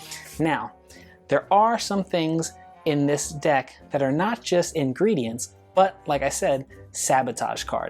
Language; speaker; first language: English; native; English